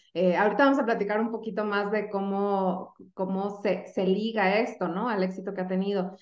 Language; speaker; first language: Spanish; native; Spanish